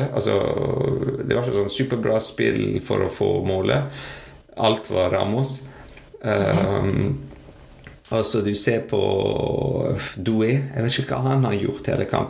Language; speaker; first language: Norwegian; non-native, fluent; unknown